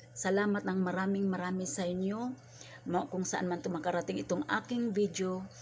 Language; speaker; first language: Filipino; non-native, local second language; Waray